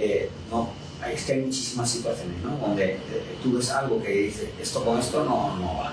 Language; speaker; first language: Spanish; native; Spanish